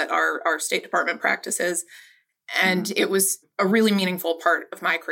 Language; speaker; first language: English; native; English